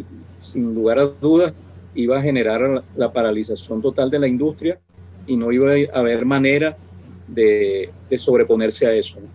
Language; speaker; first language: Spanish; native; Spanish